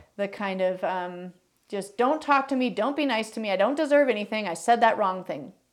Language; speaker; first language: English; native; English